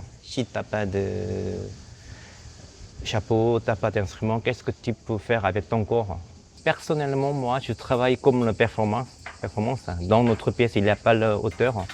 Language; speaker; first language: French; non-native, fluent; Korean